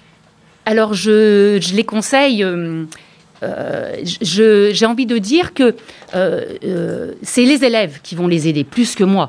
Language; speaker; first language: French; native; French